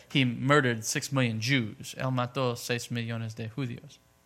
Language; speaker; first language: Spanish; non-native, fluent; English